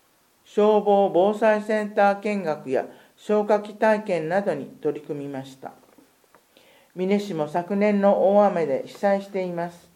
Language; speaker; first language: Japanese; native; Japanese